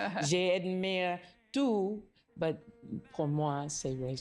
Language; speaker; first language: French; non-native, learner; English